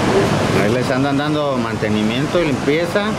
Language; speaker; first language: Spanish; native; Spanish